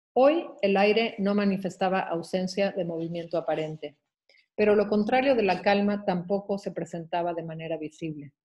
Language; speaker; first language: Spanish; early bilingual, heritage; Spanish